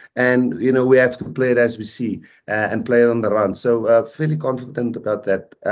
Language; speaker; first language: English; non-native, local second language; Afrikaans